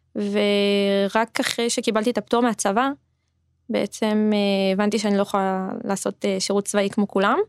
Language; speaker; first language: Hebrew; native; Hebrew